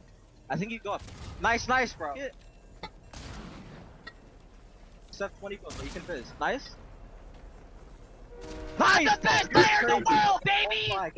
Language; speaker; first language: English; native; English